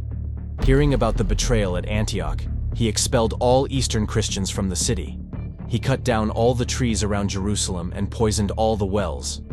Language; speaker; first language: English; native; English